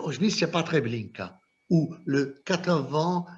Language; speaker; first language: French; non-native, fluent; Italian